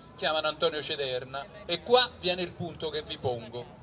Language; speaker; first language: Italian; native; Italian